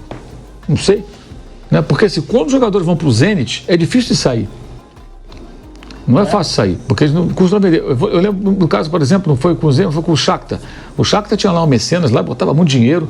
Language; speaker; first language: Portuguese; native; Portuguese